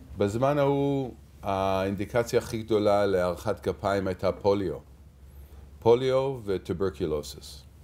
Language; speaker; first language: Hebrew; early bilingual, heritage; Hebrew